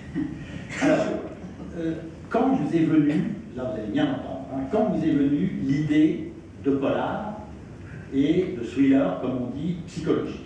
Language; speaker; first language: French; native; French